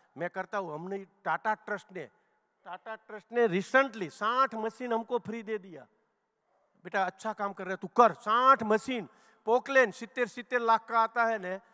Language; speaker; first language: Hindi; non-native, local second language; Gujarati